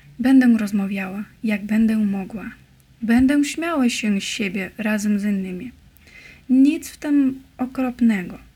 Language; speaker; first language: Polish; non-native, learner; Russian